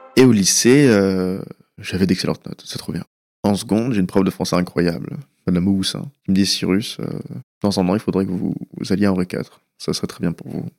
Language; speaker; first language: French; early bilingual, other home language; Persian